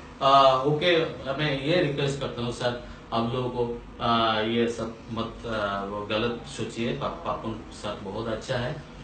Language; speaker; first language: Hindi; non-native, local second language; Bangla